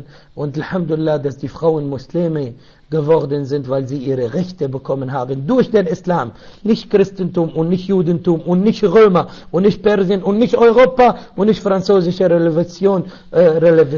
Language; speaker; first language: German; non-native, learner; Arabic